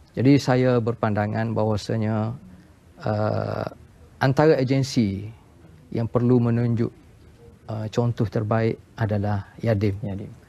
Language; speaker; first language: Malay; native; Malay